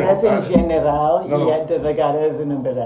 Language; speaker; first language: Catalan; non-native, learner; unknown